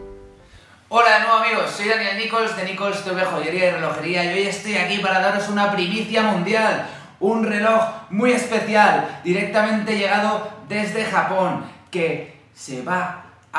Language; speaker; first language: Spanish; native; Spanish